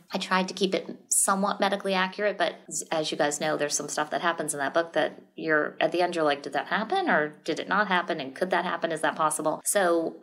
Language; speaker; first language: English; native; English